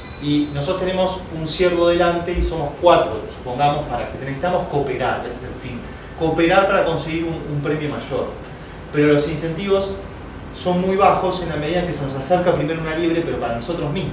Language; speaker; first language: Spanish; native; Spanish